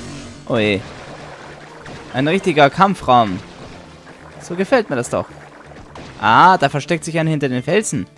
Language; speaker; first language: German; native; German